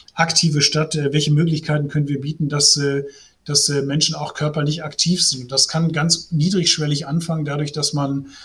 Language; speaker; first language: German; native; German